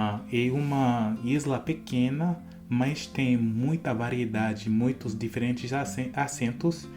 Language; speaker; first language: Portuguese; non-native, fluent; English